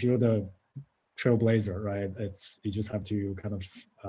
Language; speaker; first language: English; non-native, fluent; Chinese